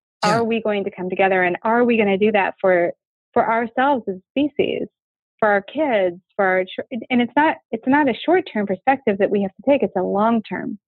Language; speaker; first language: English; native; English